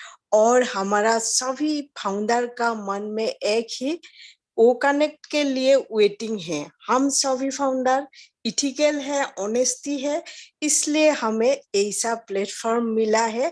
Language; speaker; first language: Hindi; non-native, local second language; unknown